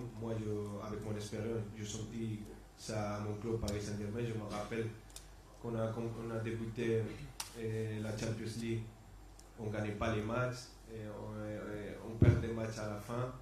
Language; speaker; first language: French; non-native, fluent; Spanish